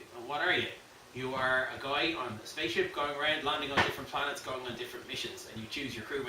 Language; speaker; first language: English; native; English